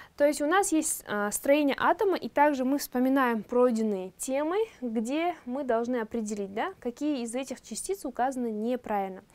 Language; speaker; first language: Russian; non-native, local second language; Kazakh